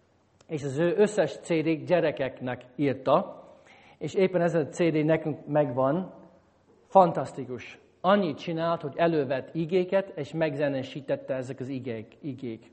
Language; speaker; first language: Hungarian; non-native, fluent; English